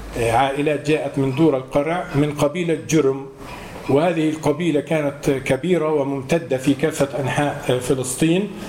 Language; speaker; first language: Arabic; native; Arabic